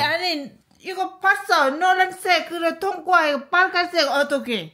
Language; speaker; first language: Korean; non-native, learner; Lao